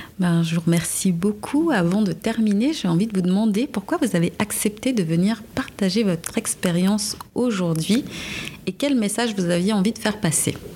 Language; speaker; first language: French; native; French